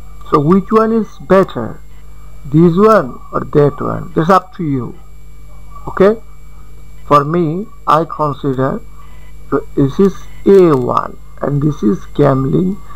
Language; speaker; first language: English; non-native, local second language; Bangla